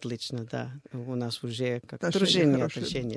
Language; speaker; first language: Russian; non-native, fluent; English